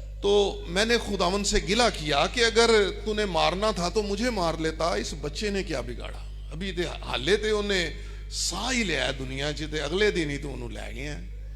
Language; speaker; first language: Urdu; non-native, local second language; Punjabi